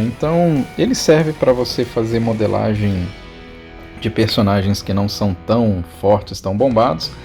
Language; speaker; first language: Portuguese; native; Portuguese